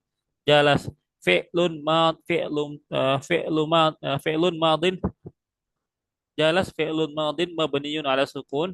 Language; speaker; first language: Arabic; non-native, fluent; Indonesian